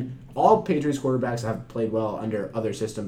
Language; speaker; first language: English; native; English